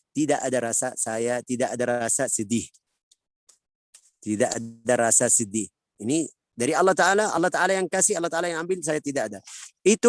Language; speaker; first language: Indonesian; non-native, learner; Arabic